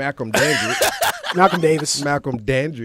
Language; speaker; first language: English; native; English